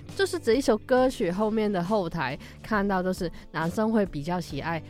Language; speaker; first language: Chinese; non-native, local second language; Cantonese